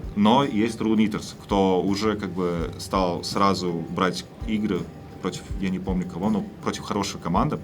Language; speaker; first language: Russian; non-native, fluent; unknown